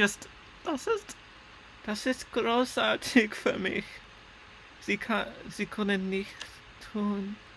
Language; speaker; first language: German; non-native, learner; English